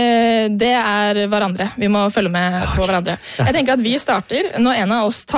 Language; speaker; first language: Norwegian; native; Norwegian